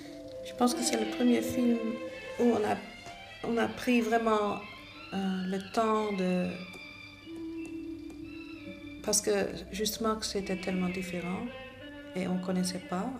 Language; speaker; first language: French; non-native, fluent; Dutch